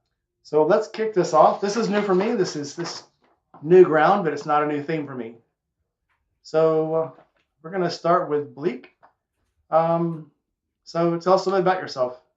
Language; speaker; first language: English; native; English